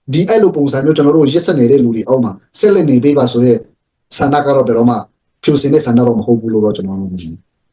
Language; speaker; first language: Burmese; non-native, local second language; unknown